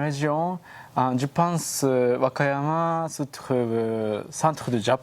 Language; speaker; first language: French; non-native, learner; Japanese